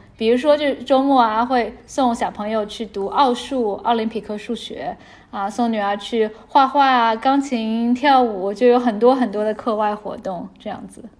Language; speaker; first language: Chinese; native; Chinese